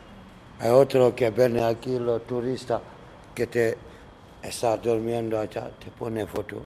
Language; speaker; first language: Spanish; non-native, learner; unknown